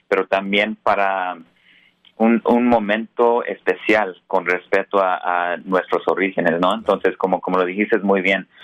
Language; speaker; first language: Spanish; early bilingual, heritage; Spanish